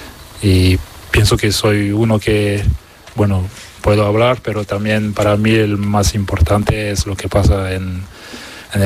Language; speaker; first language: Spanish; non-native, fluent; French